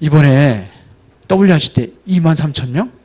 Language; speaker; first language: Korean; native; Korean